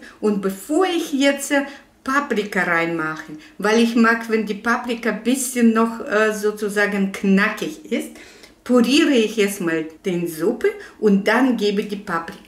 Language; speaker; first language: German; non-native, fluent; Russian